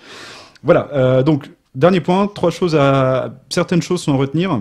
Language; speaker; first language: French; native; French